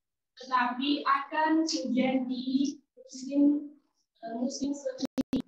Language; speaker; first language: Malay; non-native, learner; Chinese